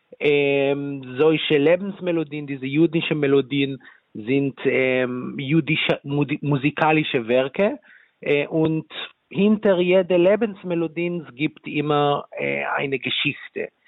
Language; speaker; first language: German; non-native, fluent; Hebrew